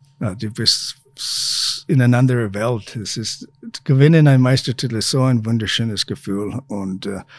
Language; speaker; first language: German; non-native, fluent; English